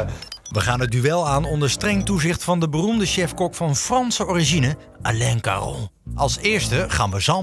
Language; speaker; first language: Dutch; native; Dutch